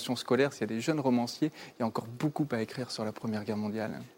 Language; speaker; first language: French; native; French